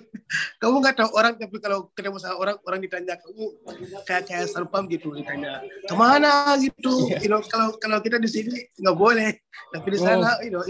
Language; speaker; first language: Indonesian; non-native, learner; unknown